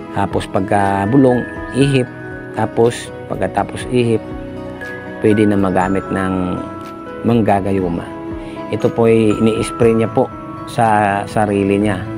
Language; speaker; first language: Filipino; non-native, local second language; Hiligaynon